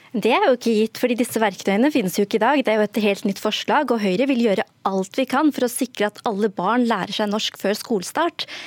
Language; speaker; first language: Norwegian; early bilingual, other home language; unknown